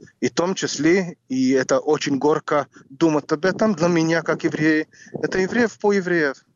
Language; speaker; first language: Russian; non-native, fluent; Hebrew